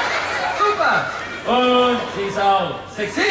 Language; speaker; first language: German; non-native, learner; French